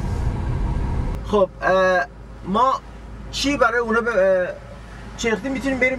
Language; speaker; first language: Persian; native; Persian